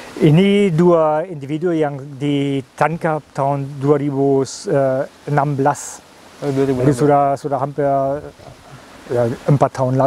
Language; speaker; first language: Indonesian; non-native, fluent; German